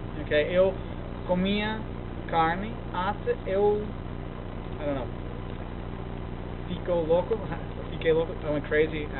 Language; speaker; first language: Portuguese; non-native, learner; English